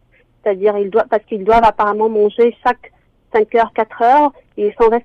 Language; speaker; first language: French; non-native, local second language; Arabic